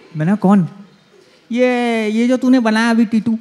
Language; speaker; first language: Hindi; native; Hindi